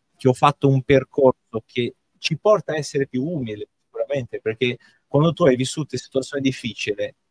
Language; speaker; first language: Italian; non-native, fluent; Portuguese